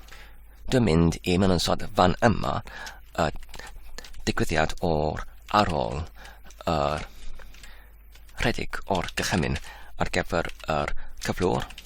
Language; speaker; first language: Welsh; non-native, learner; Polish